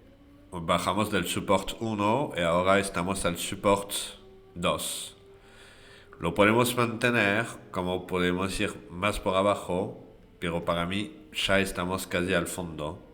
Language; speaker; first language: Spanish; non-native, fluent; French